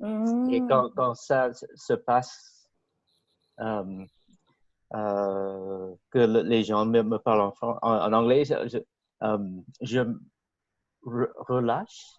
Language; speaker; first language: French; non-native, fluent; English